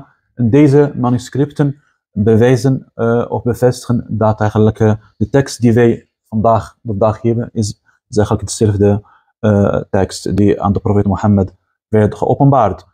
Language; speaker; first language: Dutch; non-native, fluent; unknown